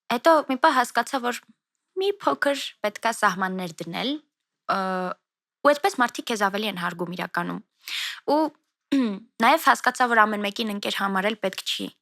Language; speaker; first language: Armenian; native; Armenian